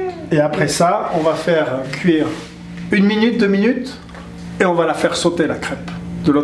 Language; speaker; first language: French; native; French